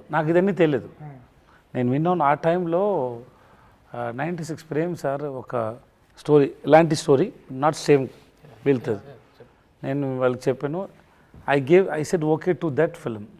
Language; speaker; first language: Telugu; non-native, learner; Tamil